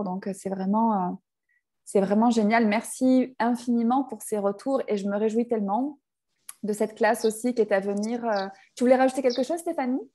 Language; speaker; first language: French; native; French